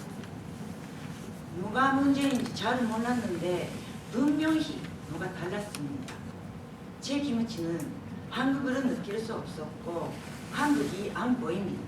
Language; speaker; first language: Korean; non-native, fluent; Japanese